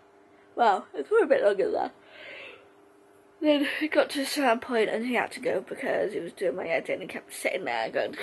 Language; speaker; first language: English; native; English